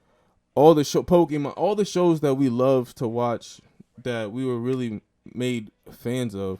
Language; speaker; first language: English; native; English